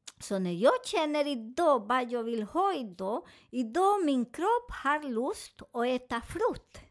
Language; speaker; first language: Swedish; non-native, fluent; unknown